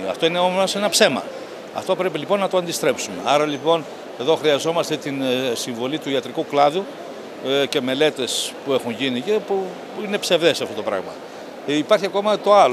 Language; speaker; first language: Greek; native; Greek